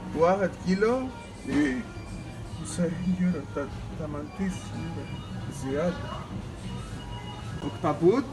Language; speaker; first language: Arabic; non-native, learner; Greek